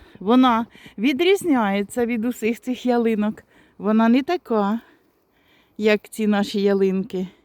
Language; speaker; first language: Ukrainian; native; Ukrainian